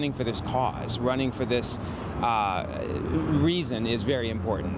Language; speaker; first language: English; native; English